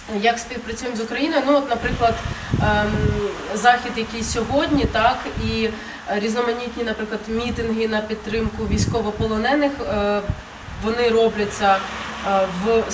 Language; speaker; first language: Ukrainian; native; Ukrainian